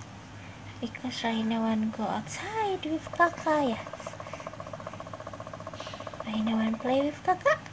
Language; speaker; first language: English; non-native, learner; Indonesian